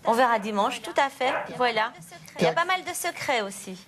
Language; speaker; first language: French; native; French